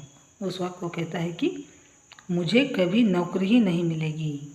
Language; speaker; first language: Hindi; non-native, local second language; Kannada